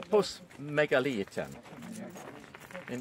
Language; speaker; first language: Greek; non-native, learner; English